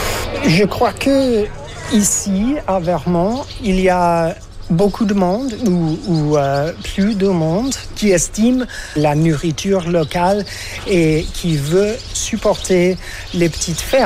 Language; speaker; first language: French; non-native, fluent; English